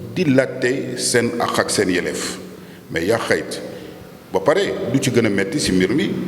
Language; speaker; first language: Wolof; non-native, local second language; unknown